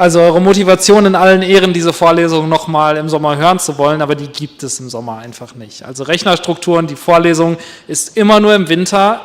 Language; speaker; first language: German; native; German